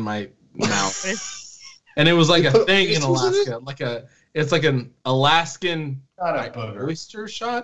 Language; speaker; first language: English; native; English